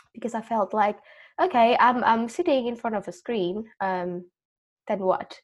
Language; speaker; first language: English; non-native, fluent; Indonesian